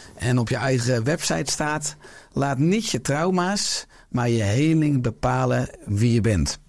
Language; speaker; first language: Dutch; native; Dutch